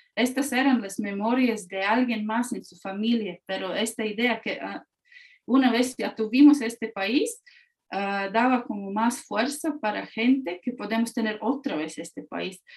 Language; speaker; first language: Spanish; non-native, fluent; Latvian